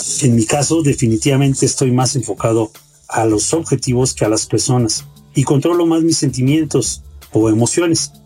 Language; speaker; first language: Spanish; native; Spanish